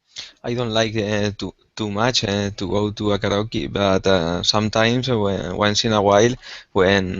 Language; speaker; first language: English; non-native, learner; Spanish